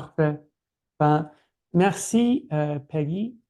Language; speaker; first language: French; non-native, fluent; English